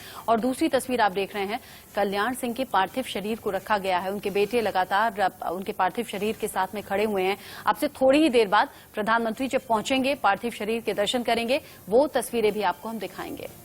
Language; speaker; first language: Hindi; native; Hindi